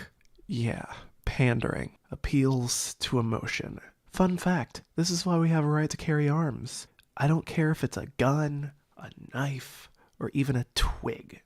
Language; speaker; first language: English; native; English